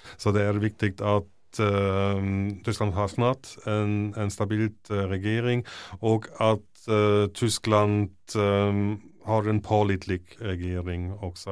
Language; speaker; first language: Norwegian; non-native, fluent; German